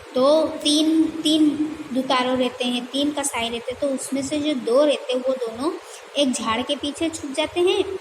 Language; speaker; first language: Hindi; non-native, local second language; Gujarati